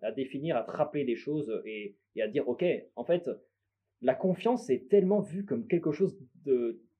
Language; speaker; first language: French; native; French